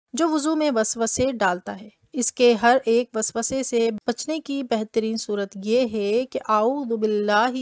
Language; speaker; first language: Hindi; native; Hindi